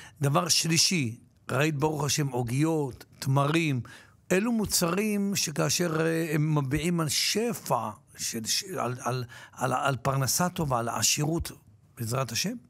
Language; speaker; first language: Hebrew; native; Hebrew